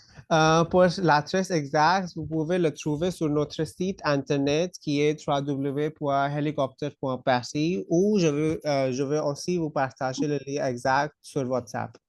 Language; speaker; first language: French; non-native, fluent; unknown